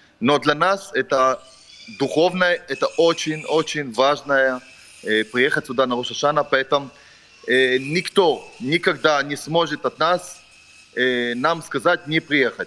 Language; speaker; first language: Russian; non-native, fluent; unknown